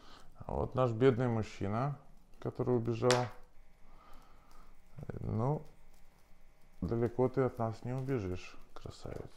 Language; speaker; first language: Russian; native; Russian